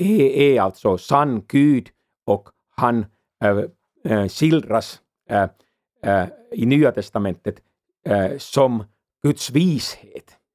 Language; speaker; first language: Swedish; non-native, fluent; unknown